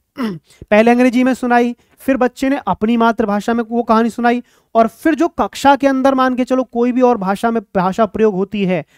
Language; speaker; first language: Hindi; native; Hindi